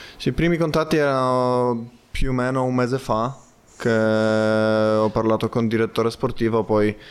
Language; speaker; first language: Italian; non-native, fluent; Polish